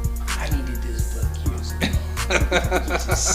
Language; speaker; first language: English; native; English